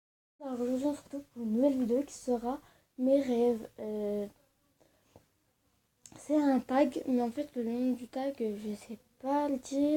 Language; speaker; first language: French; early bilingual, other home language; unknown